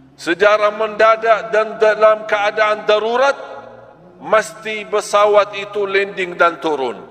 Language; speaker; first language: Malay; non-native, fluent; Arabic